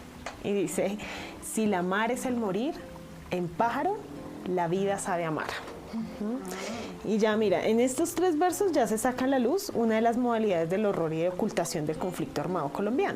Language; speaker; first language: Spanish; native; Spanish